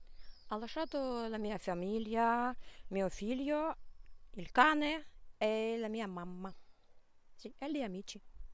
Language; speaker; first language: Italian; non-native, learner; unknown